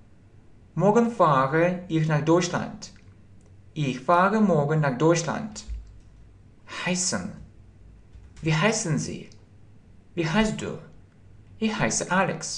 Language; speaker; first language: German; non-native, fluent; Russian